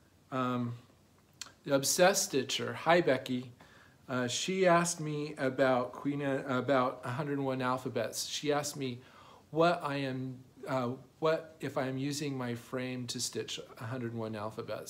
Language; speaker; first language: English; native; English